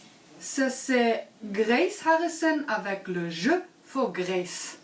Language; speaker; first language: French; non-native, learner; English